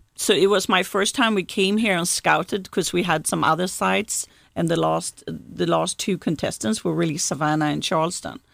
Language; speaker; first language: English; non-native, fluent; Swedish